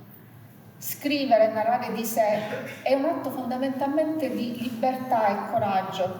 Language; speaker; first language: Italian; native; Italian